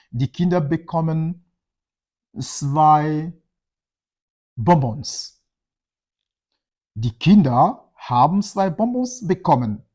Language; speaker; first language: German; non-native, fluent; French